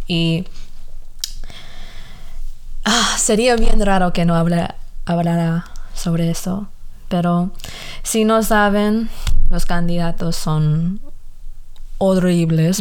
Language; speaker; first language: Spanish; early bilingual, heritage; Spanish